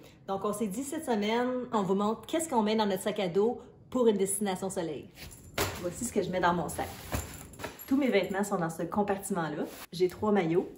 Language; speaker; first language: French; native; French